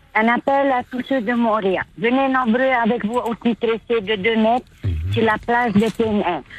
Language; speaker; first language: French; native; French